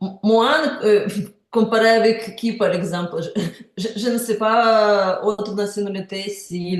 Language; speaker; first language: French; non-native, learner; Ukrainian